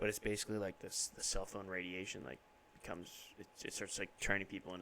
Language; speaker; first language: English; native; English